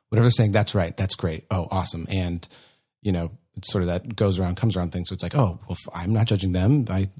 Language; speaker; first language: English; native; English